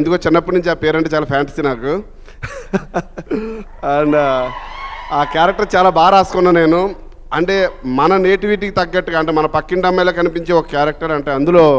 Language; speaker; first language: Telugu; native; Telugu